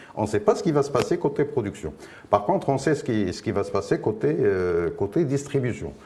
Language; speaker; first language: French; non-native, local second language; Arabic